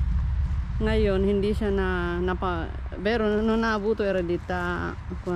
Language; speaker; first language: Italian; non-native, fluent; Filipino